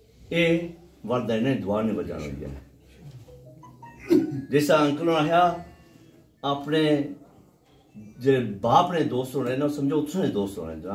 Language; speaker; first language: Urdu; non-native, local second language; Punjabi